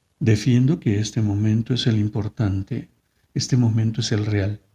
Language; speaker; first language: Spanish; native; Spanish